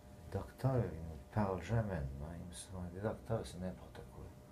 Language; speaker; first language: French; native; French